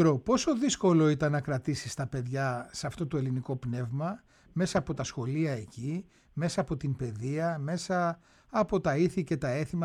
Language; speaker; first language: Greek; native; Greek